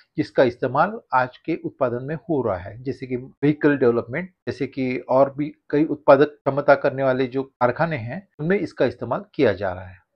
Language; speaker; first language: Hindi; non-native, local second language; Marathi